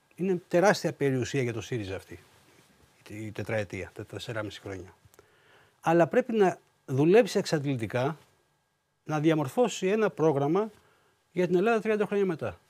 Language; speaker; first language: Greek; native; Greek